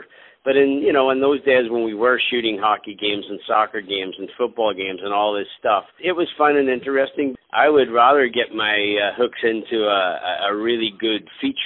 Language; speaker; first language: English; native; English